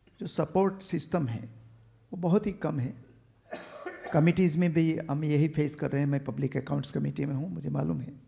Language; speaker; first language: Hindi; non-native, local second language; Gujarati